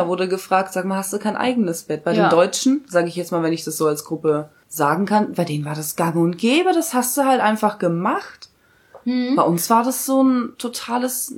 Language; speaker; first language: German; early bilingual, other home language; Russian